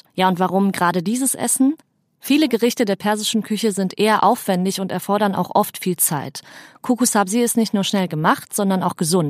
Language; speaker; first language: German; native; German